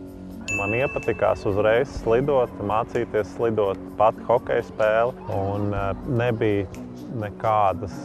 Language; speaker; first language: Latvian; native; Latvian